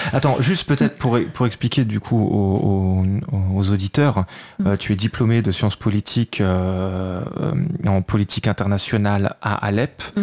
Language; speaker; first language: French; native; French